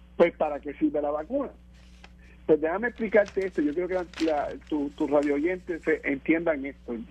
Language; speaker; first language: Spanish; native; Spanish